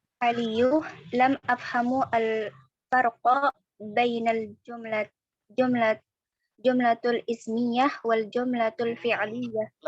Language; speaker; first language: Arabic; non-native, learner; Indonesian